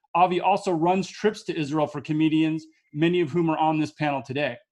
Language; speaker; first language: English; native; English